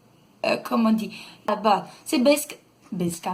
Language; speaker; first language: French; non-native, learner; Portuguese